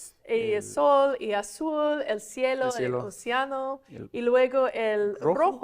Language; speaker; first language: Spanish; non-native, fluent; English